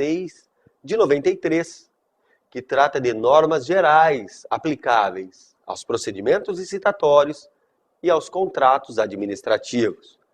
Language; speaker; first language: Portuguese; native; Portuguese